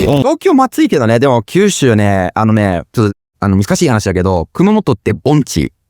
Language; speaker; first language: Japanese; non-native, fluent; English